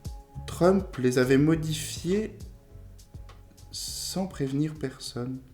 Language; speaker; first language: French; native; French